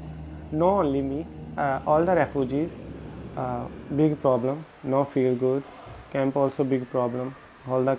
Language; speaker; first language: English; non-native, learner; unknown